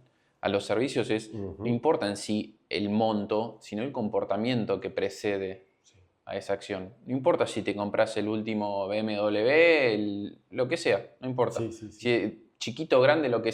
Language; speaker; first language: Spanish; native; Spanish